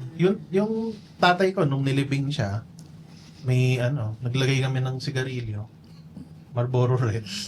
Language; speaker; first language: Filipino; native; Filipino